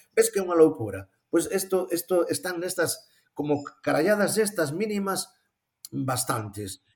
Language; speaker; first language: Galician; native; Galician